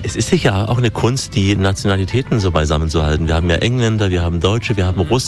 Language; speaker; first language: German; native; German